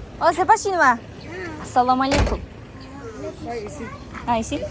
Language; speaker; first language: French; non-native, learner; Kazakh